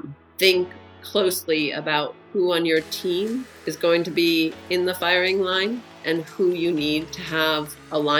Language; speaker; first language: English; native; English